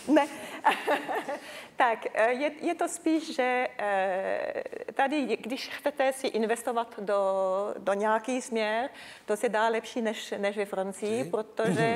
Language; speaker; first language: Czech; non-native, learner; French